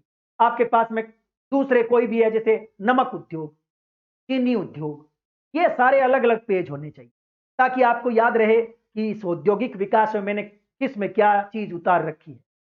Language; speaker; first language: Hindi; native; Hindi